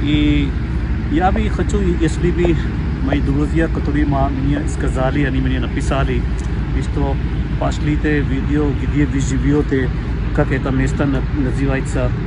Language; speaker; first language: Russian; non-native, learner; Urdu